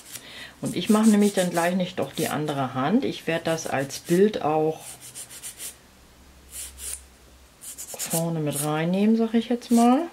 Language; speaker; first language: German; native; German